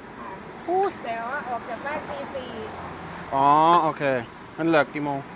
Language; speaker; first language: Thai; non-native, learner; English